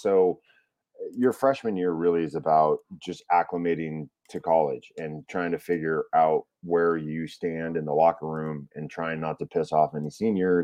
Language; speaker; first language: English; native; English